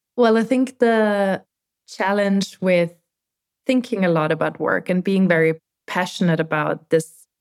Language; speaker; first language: English; non-native, fluent; German